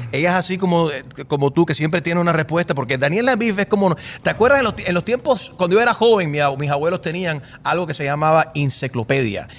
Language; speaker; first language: Spanish; native; Spanish